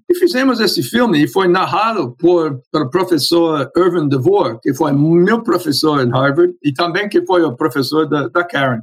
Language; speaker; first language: Portuguese; non-native, fluent; English